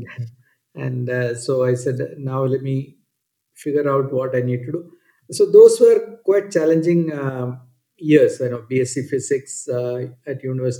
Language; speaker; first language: English; non-native, local second language; Malayalam